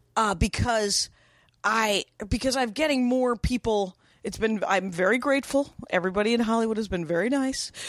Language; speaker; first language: English; native; English